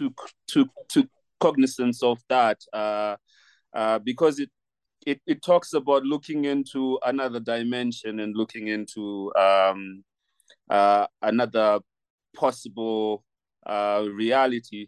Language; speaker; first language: English; non-native, local second language; Shona